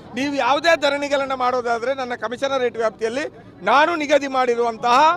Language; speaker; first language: Kannada; native; Kannada